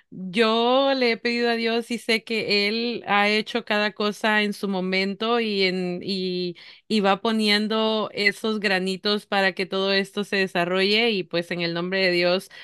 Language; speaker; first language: Spanish; native; Spanish